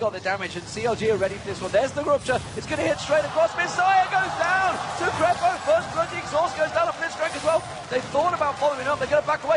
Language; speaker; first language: English; native; English